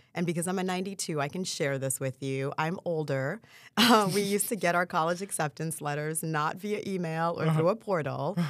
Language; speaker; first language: English; early bilingual, other home language; Haitian Creole